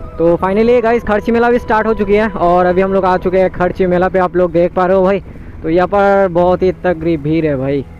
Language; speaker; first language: Hindi; non-native, local second language; Bangla